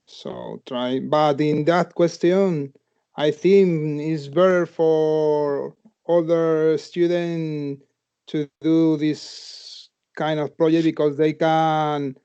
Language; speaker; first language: English; non-native, fluent; Spanish